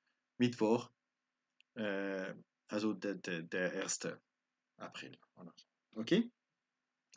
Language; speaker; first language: German; non-native, fluent; French